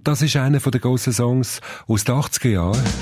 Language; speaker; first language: German; native; German